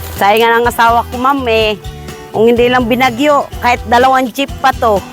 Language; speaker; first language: Filipino; non-native, local second language; Cebuano